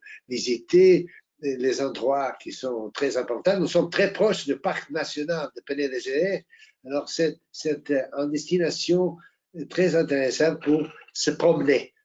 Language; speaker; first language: French; non-native, fluent; Portuguese